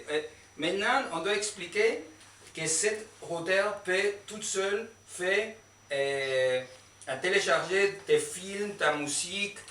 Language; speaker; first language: French; non-native, learner; Spanish